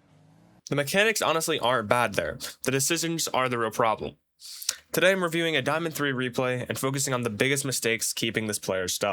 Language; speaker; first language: English; native; English